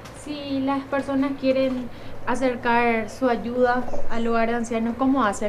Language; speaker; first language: Spanish; native; Spanish